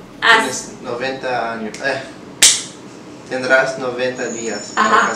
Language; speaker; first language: Spanish; non-native, fluent; English